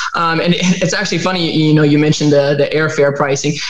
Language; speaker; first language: English; native; English